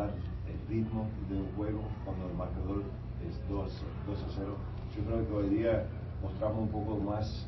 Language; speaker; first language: Spanish; early bilingual, heritage; Spanish